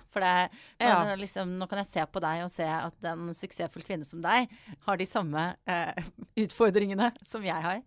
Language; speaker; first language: Norwegian; native; Norwegian